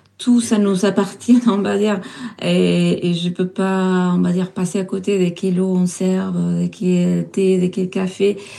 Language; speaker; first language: French; non-native, fluent; Spanish